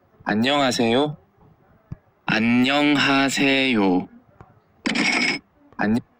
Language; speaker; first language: Korean; non-native, learner; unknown